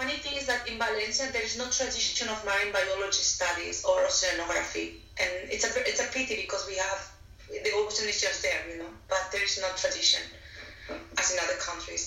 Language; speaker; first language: English; non-native, fluent; Spanish